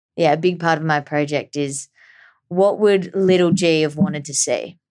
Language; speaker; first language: English; native; English